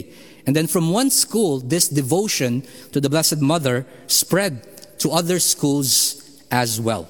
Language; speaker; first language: English; non-native, local second language; Filipino